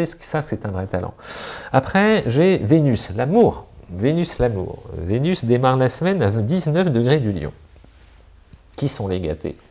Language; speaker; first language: French; native; French